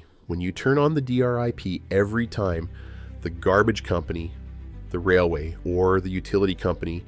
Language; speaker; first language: English; native; English